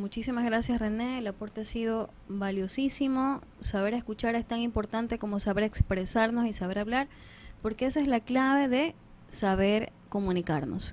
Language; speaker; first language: Spanish; native; Spanish